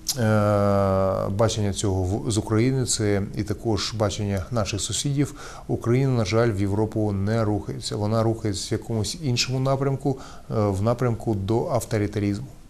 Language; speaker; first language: Ukrainian; non-native, local second language; Russian